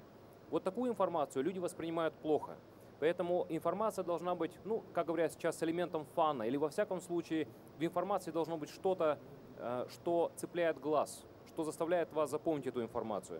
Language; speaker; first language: Russian; native; Russian